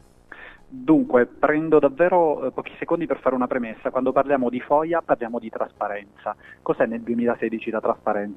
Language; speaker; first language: Italian; native; Italian